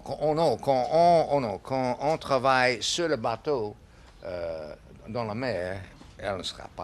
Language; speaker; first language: French; non-native, learner; English